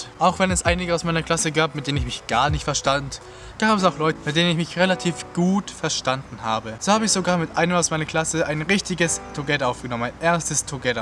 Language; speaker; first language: German; native; German